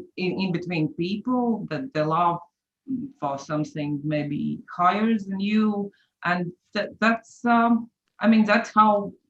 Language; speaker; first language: English; non-native, fluent; Latvian